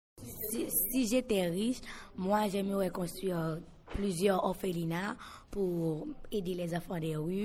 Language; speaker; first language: French; non-native, local second language; Haitian Creole